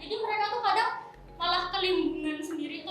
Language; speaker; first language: Indonesian; native; Indonesian